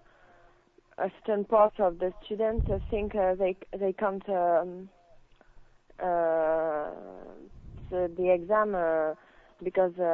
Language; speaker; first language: English; non-native, learner; French